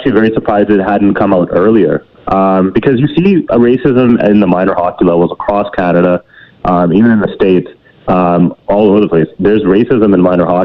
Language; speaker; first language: English; native; English